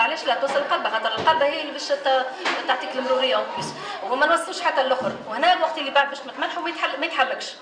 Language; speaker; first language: Arabic; native; Arabic